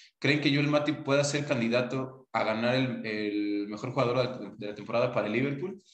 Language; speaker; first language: Spanish; native; Spanish